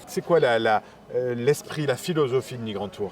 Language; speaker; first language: French; native; French